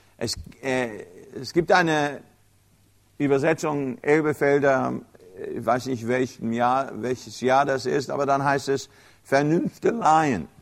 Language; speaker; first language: German; non-native, fluent; English